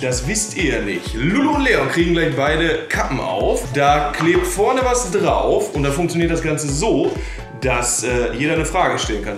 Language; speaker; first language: German; native; German